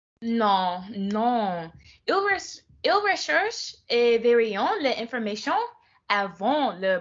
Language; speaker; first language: French; non-native, learner; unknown